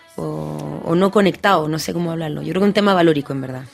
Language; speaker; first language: Spanish; early bilingual, heritage; French